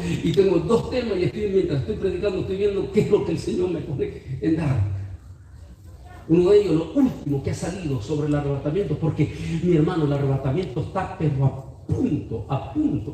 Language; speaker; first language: Spanish; native; Spanish